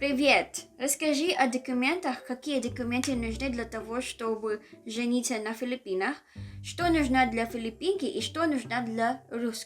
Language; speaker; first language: Russian; non-native, learner; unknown